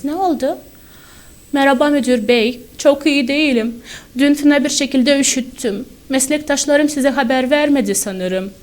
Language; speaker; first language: Turkish; non-native, fluent; Russian